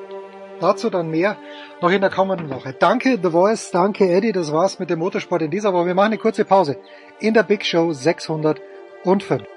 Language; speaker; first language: German; native; German